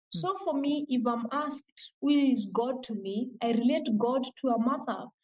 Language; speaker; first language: English; non-native, local second language; Meru